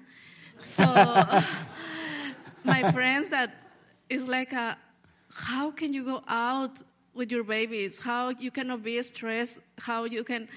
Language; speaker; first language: English; non-native, learner; Spanish